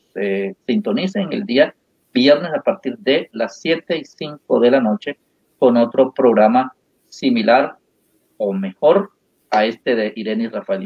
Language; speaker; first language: Spanish; native; Spanish